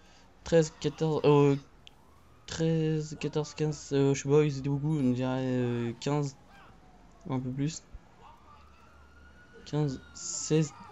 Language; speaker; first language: French; native; French